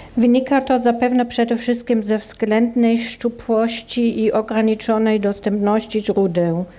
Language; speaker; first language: Polish; non-native, fluent; German